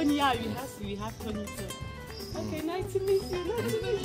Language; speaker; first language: English; non-native, learner; French